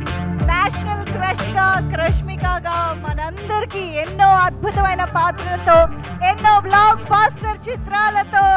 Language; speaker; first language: Telugu; native; Telugu